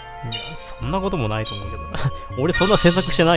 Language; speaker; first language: Japanese; native; Japanese